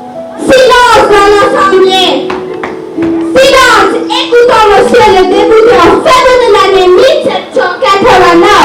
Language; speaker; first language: French; non-native, learner; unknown